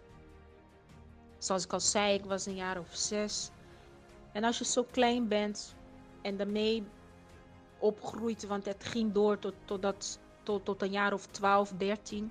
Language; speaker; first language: Dutch; non-native, fluent; Portuguese